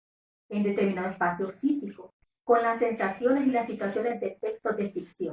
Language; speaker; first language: Spanish; native; Spanish